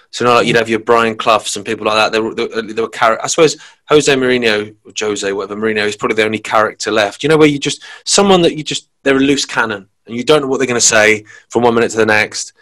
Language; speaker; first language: English; native; English